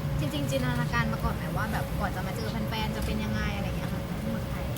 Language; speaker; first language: Thai; native; Thai